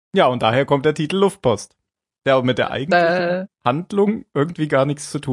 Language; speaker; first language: German; native; German